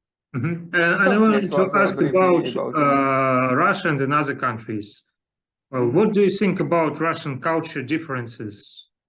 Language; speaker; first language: English; non-native, learner; Russian